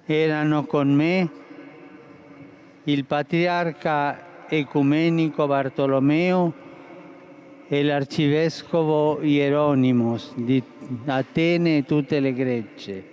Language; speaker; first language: Italian; non-native, fluent; Spanish